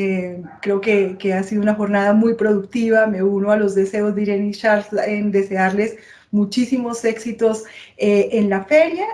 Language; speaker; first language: Spanish; native; Spanish